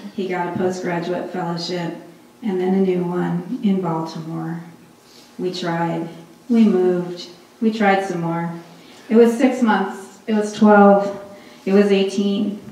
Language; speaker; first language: English; early bilingual, other home language; Hindi